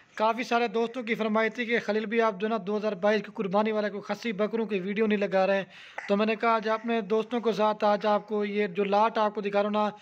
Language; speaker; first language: Urdu; non-native, local second language; Saraiki